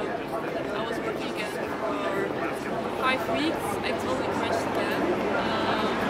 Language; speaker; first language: English; non-native, fluent; Dutch